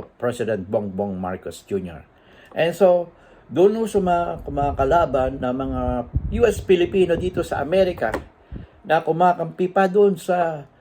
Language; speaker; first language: Filipino; native; Filipino